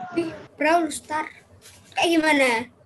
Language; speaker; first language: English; non-native, learner; Indonesian